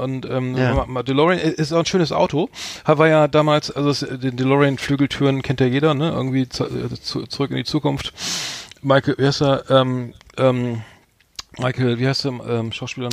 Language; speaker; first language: German; native; German